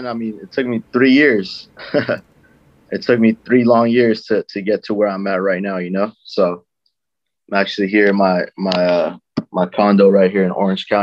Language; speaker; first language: English; native; English